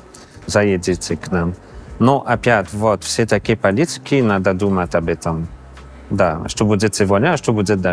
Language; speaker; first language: Russian; non-native, fluent; English